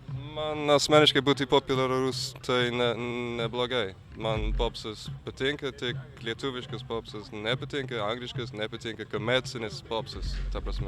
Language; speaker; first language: Lithuanian; non-native, fluent; English